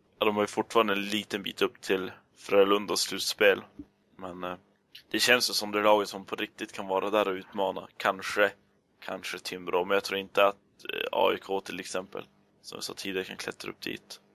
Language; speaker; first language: Swedish; native; Swedish